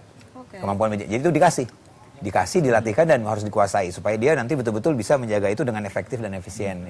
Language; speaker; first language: Indonesian; native; Indonesian